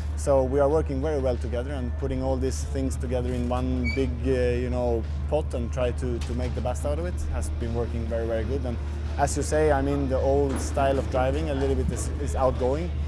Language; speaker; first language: English; non-native, fluent; Swedish